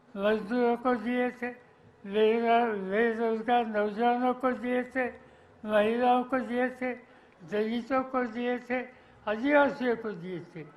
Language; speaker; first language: Hindi; non-native, local second language; Marathi